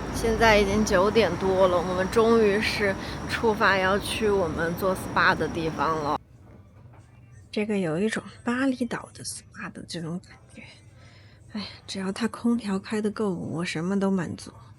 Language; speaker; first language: Chinese; native; Chinese